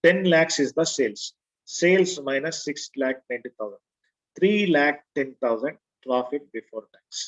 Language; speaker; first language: English; non-native, local second language; Kannada